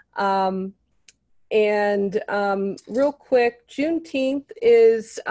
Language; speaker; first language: English; native; English